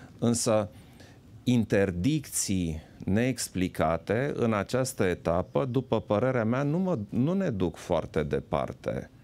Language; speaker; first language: Romanian; non-native, local second language; German